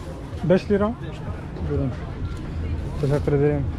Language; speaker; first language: Turkish; non-native, learner; Arabic